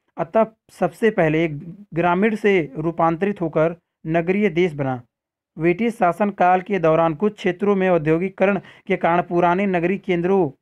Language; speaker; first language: Hindi; native; Hindi